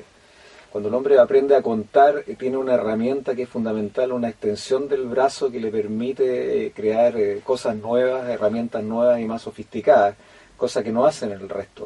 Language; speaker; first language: Spanish; native; Spanish